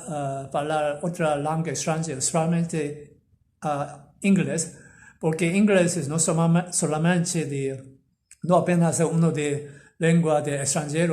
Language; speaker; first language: Portuguese; non-native, learner; Korean